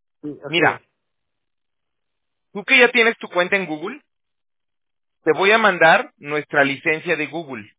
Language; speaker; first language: Spanish; native; Spanish